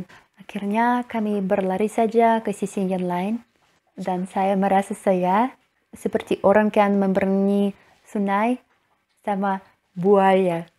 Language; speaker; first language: Indonesian; non-native, learner; Russian